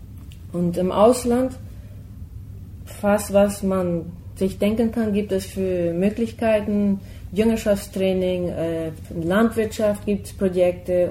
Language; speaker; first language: German; non-native, fluent; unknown